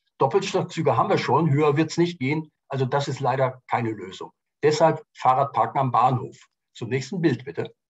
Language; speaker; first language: German; native; German